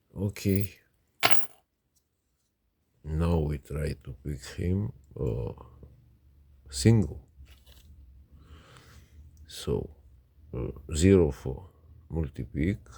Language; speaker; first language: English; non-native, learner; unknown